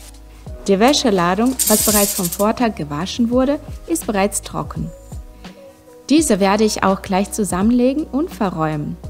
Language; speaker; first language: German; non-native, fluent; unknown